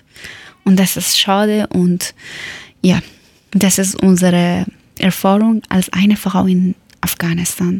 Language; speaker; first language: German; non-native, learner; Persian